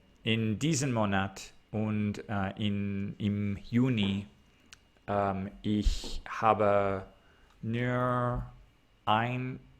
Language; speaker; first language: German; non-native, learner; English